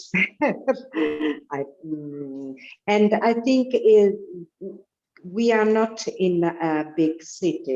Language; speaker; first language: English; non-native, learner; Italian